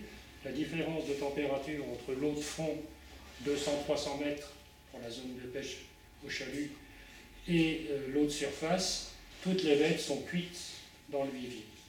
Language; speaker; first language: French; native; French